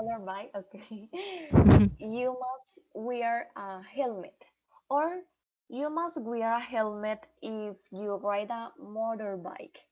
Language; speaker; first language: English; non-native, learner; Spanish